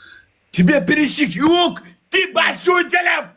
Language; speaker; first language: Russian; non-native, learner; Uzbek